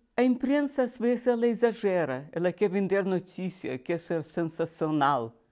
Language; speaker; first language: Portuguese; non-native, fluent; Russian